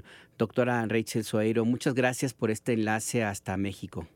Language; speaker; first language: Spanish; native; Spanish